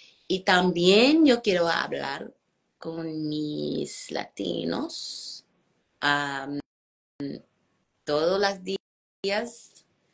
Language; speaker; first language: Spanish; non-native, learner; English